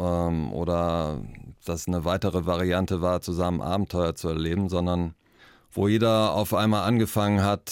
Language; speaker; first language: German; native; German